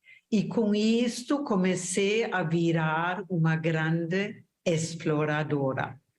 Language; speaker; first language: Portuguese; non-native, fluent; German